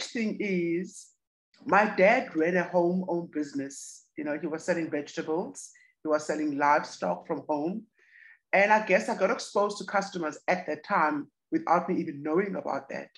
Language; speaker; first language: English; non-native, local second language; Xhosa